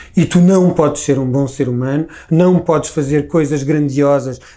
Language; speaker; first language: Portuguese; native; Portuguese